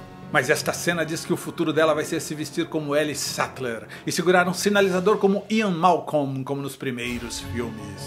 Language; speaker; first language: Portuguese; native; Portuguese